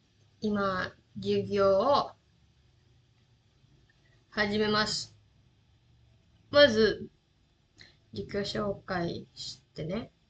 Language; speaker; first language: Japanese; non-native, learner; Indonesian